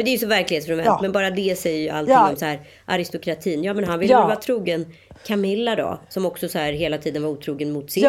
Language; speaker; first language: Swedish; native; Swedish